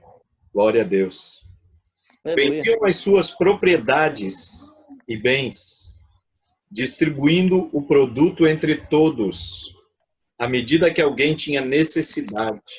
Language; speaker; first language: Portuguese; native; Portuguese